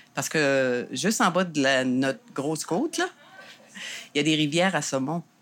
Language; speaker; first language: French; native; French